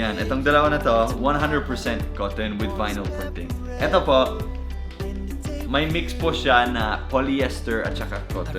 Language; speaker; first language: Filipino; non-native, fluent; English